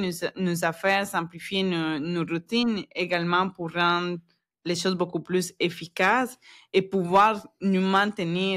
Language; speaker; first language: French; non-native, fluent; Spanish